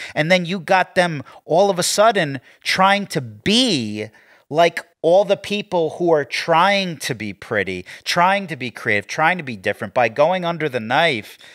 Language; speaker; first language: English; native; English